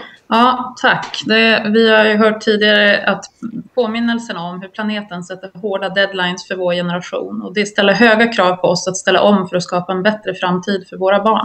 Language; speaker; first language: Swedish; native; Swedish